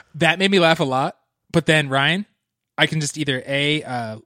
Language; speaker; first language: English; native; English